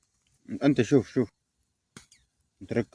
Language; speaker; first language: Arabic; non-native, learner; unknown